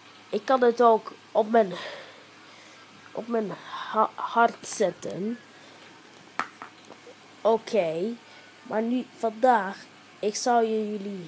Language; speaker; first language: Dutch; early bilingual, heritage; Dutch